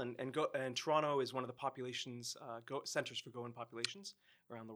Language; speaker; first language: English; native; English